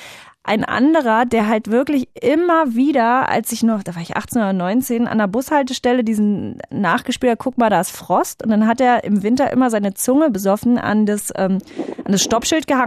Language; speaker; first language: German; native; German